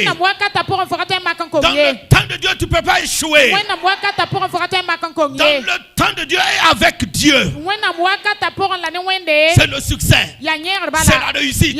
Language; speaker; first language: French; non-native, local second language; Mossi